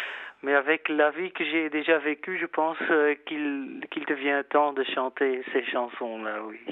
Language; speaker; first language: French; non-native, fluent; Dutch